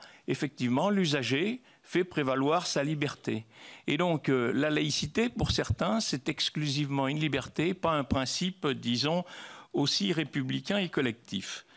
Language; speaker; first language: French; native; French